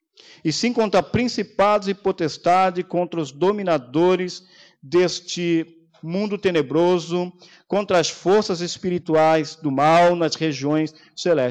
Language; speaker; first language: Portuguese; native; Portuguese